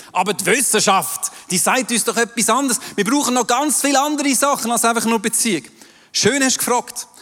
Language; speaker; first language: German; non-native, local second language; French